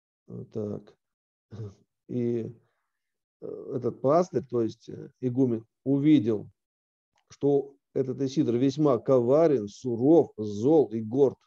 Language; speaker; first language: Russian; native; Russian